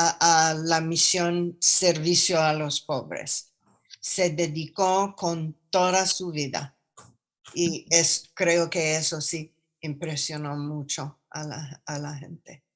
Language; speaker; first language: Spanish; non-native, fluent; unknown